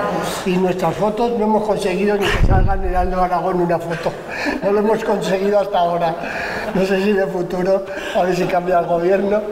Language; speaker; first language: Spanish; native; Spanish